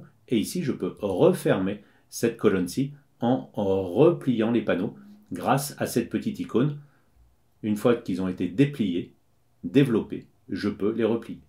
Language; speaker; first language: French; native; French